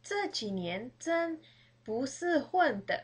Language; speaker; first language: Chinese; early bilingual, heritage; Chinese